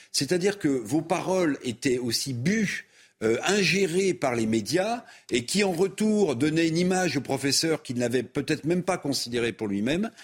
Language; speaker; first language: French; native; French